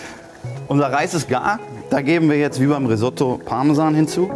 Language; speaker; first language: German; native; German